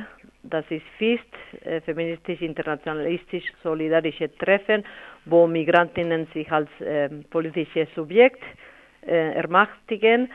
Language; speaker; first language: German; non-native, fluent; Spanish